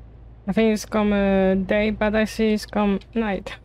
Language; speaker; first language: English; non-native, learner; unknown